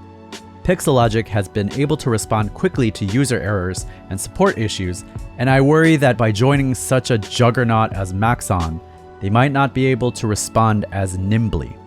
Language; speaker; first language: English; native; English